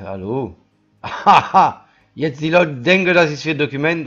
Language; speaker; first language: German; non-native, learner; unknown